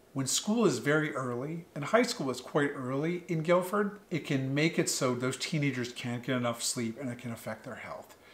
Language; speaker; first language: English; native; English